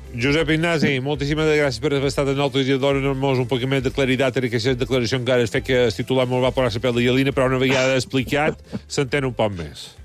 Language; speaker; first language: Catalan; native; Catalan